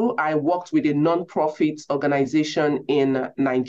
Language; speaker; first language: English; non-native, local second language; Igbo